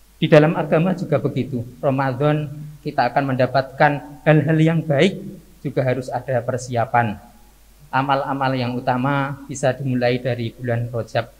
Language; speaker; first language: Indonesian; native; Indonesian